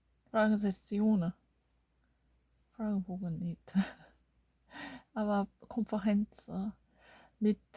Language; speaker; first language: German; non-native, learner; Korean